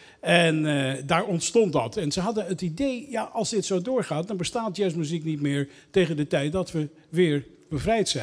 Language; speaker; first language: Dutch; native; Dutch